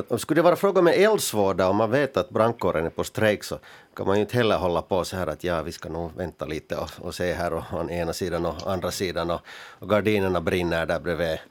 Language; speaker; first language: Swedish; native; Swedish